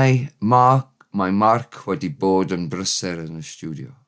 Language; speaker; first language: Welsh; non-native, learner; English